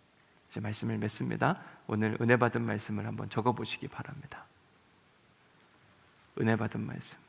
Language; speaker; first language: Korean; native; Korean